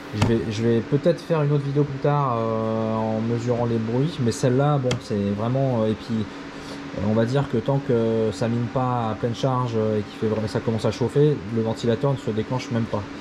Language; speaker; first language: French; native; French